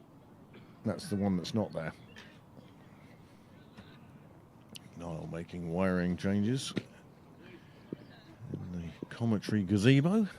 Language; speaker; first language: English; native; English